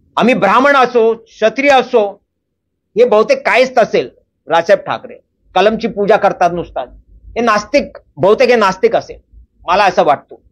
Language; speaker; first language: Marathi; non-native, local second language; Hindi